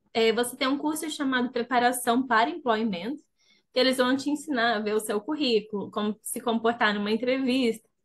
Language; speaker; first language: Portuguese; native; Portuguese